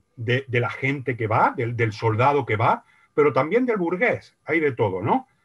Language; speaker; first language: Spanish; native; Spanish